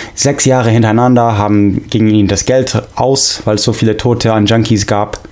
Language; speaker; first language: German; non-native, fluent; English